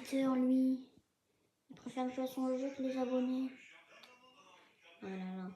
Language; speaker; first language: French; native; French